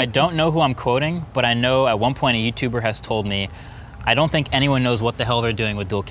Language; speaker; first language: English; native; English